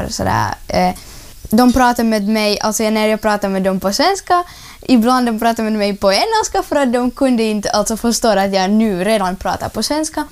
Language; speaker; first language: Swedish; non-native, learner; Ukrainian